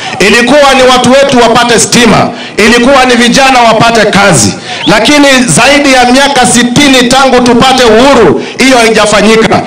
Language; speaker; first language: Swahili; non-native, local second language; Kamba